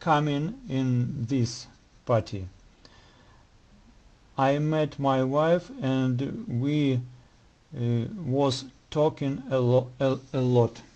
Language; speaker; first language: English; non-native, learner; Russian